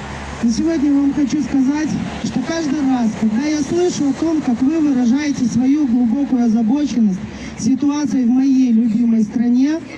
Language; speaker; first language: Russian; native; Russian